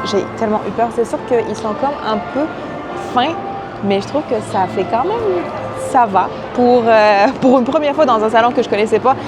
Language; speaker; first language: French; early bilingual, other home language; Arabic